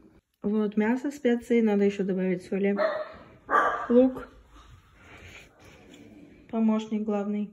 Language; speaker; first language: Russian; early bilingual, heritage; Russian